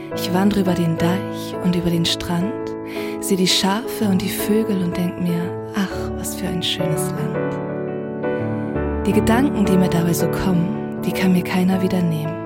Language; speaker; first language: German; non-native, local second language; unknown